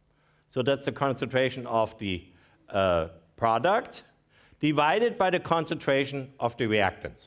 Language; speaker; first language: English; non-native, fluent; German